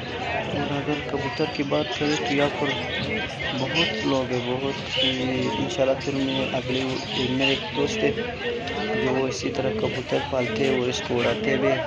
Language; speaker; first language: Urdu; non-native, local second language; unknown